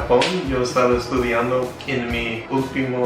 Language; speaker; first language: Spanish; non-native, fluent; English